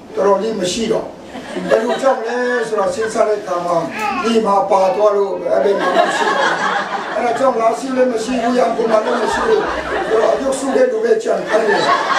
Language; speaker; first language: Burmese; non-native, local second language; Kachin